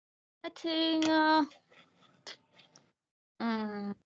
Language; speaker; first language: English; non-native, learner; Vietnamese